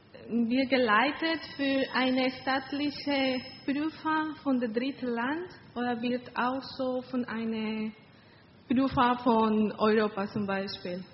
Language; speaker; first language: German; non-native, learner; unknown